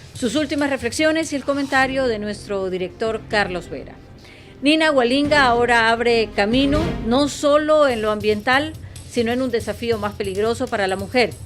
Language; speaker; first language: Spanish; native; Spanish